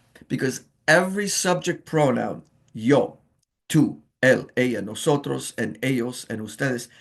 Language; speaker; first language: Spanish; non-native, fluent; English